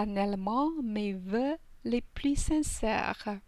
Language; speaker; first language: French; non-native, learner; Chinese